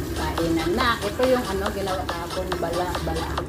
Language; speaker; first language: Filipino; non-native, learner; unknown